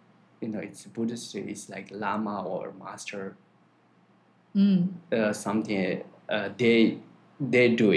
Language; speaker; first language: English; non-native, learner; Tibetan